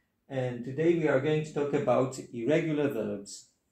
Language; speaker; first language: English; non-native, fluent; Polish